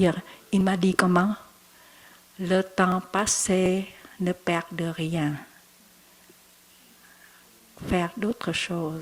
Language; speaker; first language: French; non-native, learner; Vietnamese